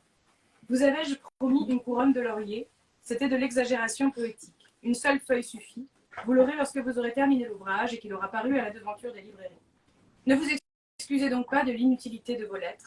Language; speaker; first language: French; native; French